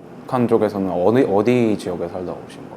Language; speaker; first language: Korean; native; Korean